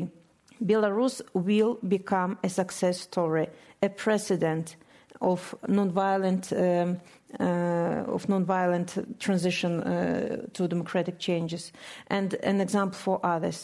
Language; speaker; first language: English; non-native, fluent; Russian